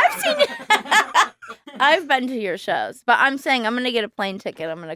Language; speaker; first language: English; native; English